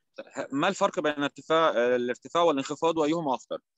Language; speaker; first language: Arabic; native; Arabic